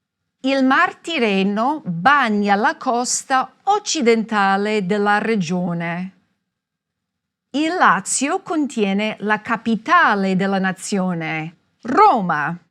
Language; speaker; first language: Italian; non-native, fluent; English